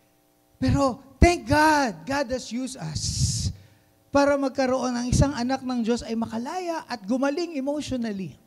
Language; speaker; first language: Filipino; native; Filipino